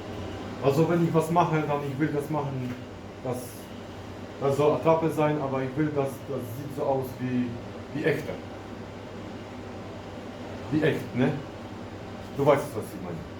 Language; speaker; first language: German; non-native, local second language; Polish